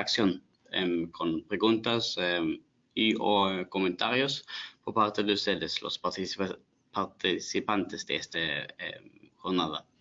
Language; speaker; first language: Spanish; non-native, fluent; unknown